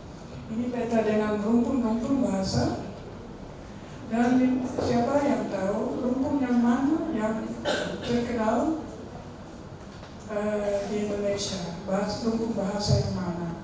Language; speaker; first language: Indonesian; non-native, fluent; Dutch